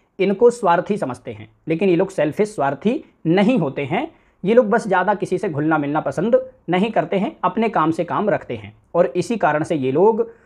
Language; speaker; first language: Hindi; native; Hindi